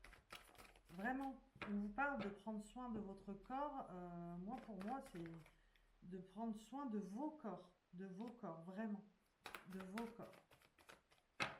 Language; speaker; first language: French; native; French